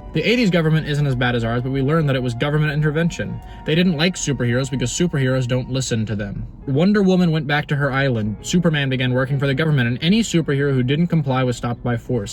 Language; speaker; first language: English; native; English